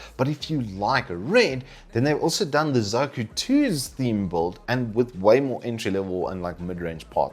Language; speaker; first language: English; native; English